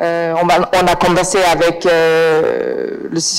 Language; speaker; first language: French; non-native, fluent; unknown